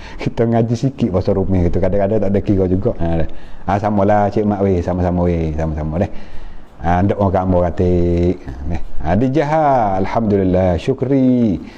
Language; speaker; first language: Malay; native; Malay